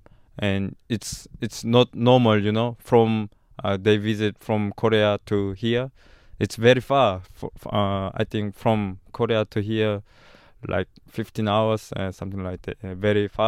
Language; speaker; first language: English; non-native, learner; Korean